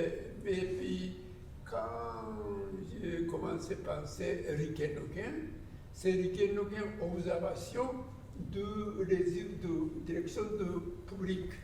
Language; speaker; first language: French; non-native, learner; Japanese